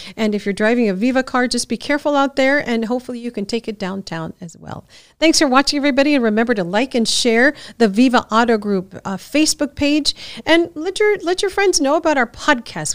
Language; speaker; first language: English; early bilingual, other home language; Spanish